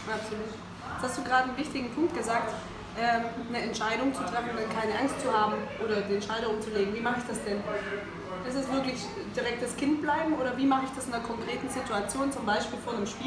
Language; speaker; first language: German; native; German